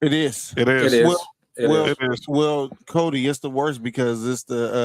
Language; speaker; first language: English; native; English